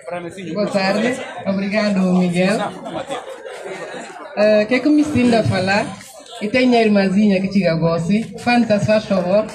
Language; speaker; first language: Portuguese; non-native, local second language; Upper Guinea Crioulo